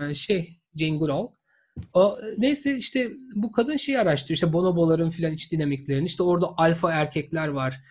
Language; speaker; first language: Turkish; native; Turkish